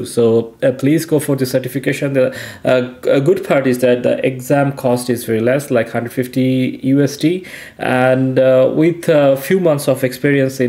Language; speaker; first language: English; non-native, local second language; Bangla